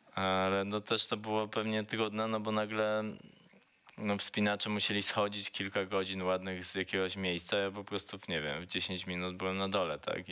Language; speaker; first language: Polish; native; Polish